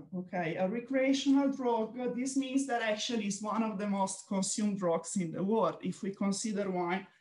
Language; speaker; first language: English; non-native, fluent; Italian